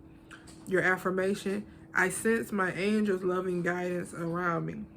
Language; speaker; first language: English; native; English